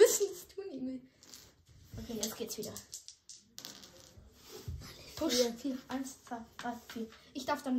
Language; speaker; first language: German; native; German